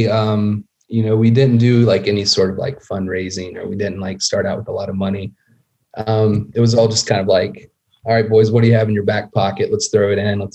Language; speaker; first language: English; native; English